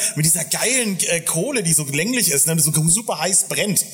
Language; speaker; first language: German; native; German